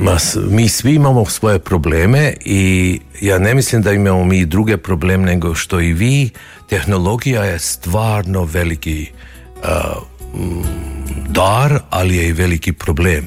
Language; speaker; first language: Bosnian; early bilingual, heritage; Croatian